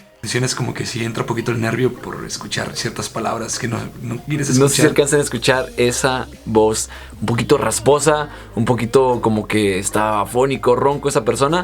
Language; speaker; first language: Spanish; native; Spanish